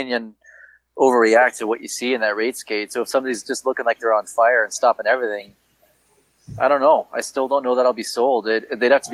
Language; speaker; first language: English; native; English